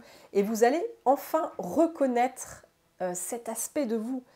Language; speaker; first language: French; native; French